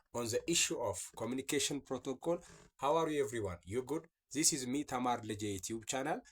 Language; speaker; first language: English; non-native, local second language; Amharic